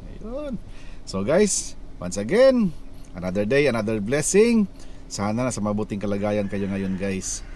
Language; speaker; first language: Filipino; non-native, local second language; Cebuano